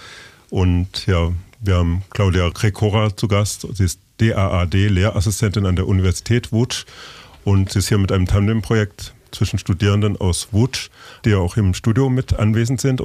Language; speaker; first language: German; native; German